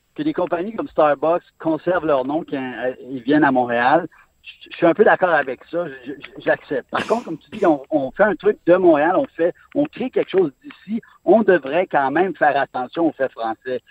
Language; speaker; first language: French; native; French